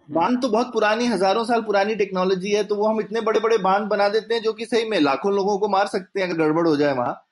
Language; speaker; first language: Hindi; native; Hindi